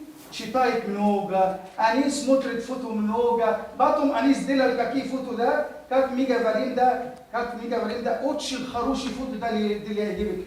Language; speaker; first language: Russian; non-native, learner; Arabic